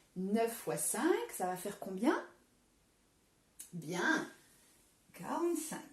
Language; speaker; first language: French; native; French